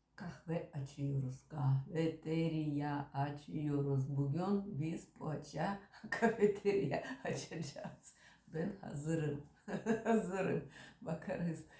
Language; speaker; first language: Turkish; early bilingual, heritage; Ukrainian